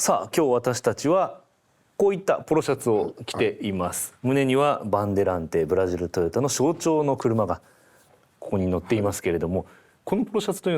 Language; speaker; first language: Japanese; native; Japanese